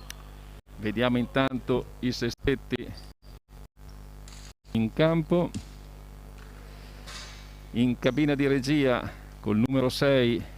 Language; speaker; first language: Italian; native; Italian